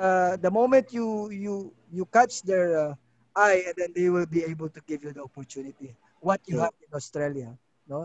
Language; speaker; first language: English; non-native, local second language; Filipino